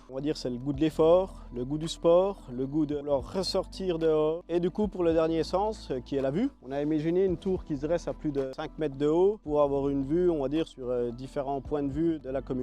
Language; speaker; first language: French; native; French